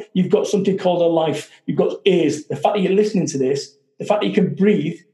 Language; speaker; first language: English; native; English